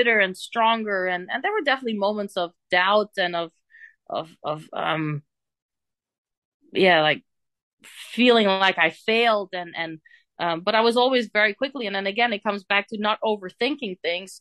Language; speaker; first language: English; non-native, fluent; Dutch